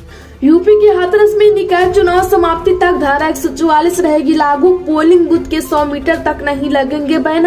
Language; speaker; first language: Hindi; native; Hindi